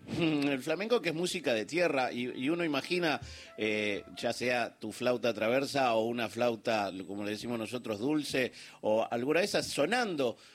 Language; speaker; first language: Spanish; native; Spanish